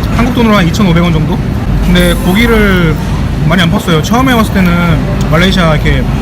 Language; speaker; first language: Korean; native; Korean